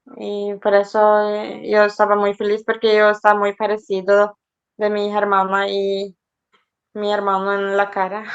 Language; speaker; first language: Spanish; early bilingual, heritage; Norwegian